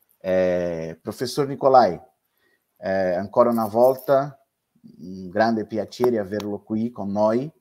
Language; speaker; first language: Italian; non-native, fluent; Portuguese